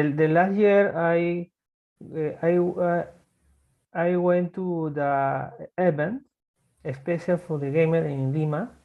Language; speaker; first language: English; non-native, learner; Spanish